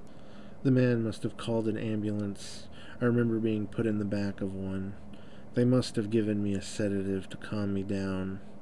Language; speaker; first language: English; native; English